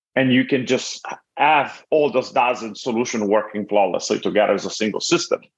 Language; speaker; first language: English; non-native, fluent; Italian